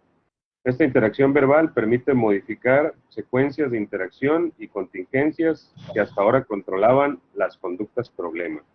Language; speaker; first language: Spanish; native; Spanish